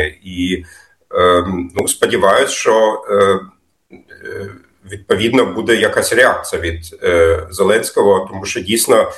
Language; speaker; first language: Ukrainian; non-native, fluent; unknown